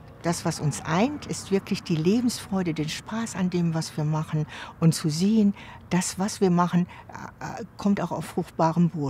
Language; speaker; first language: German; native; German